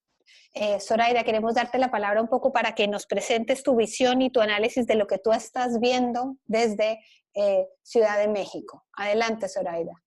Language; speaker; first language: Spanish; native; Spanish